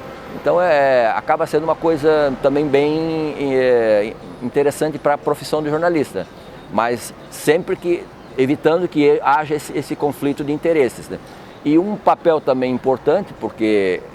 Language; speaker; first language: Portuguese; native; Portuguese